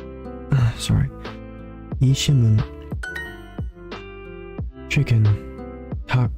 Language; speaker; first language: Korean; non-native, learner; English